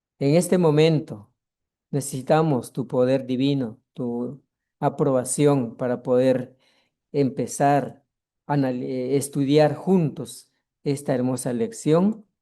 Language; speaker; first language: Spanish; non-native, local second language; Kʼicheʼ